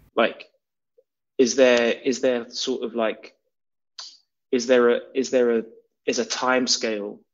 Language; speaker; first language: English; native; English